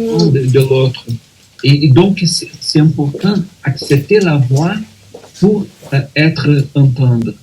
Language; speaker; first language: French; non-native, fluent; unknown